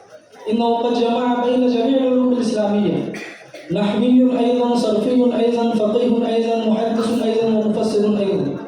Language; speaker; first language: Arabic; non-native, fluent; Urdu